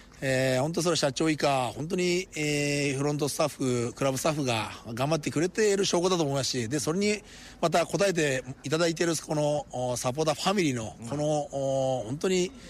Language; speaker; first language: Japanese; native; Japanese